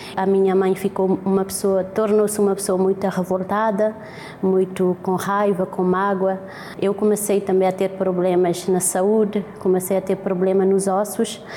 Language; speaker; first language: Portuguese; non-native, local second language; Kabuverdianu